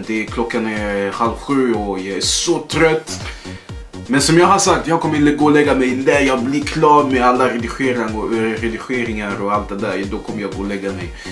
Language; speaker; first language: Swedish; early bilingual, other home language; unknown